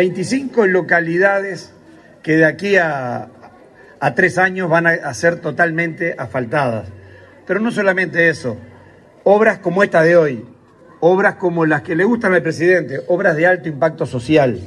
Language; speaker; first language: Spanish; native; Spanish